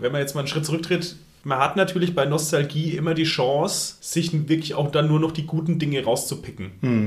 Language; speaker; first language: German; native; German